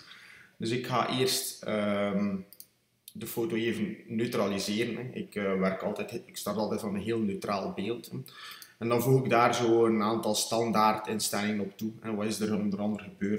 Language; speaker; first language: Dutch; native; Dutch